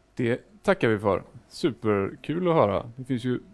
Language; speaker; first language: Swedish; native; Swedish